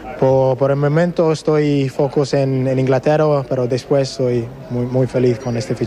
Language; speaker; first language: Spanish; non-native, learner; English